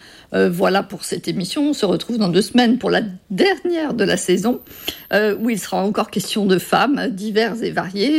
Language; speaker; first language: French; native; French